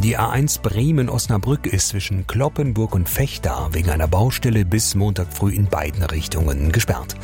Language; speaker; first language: German; native; German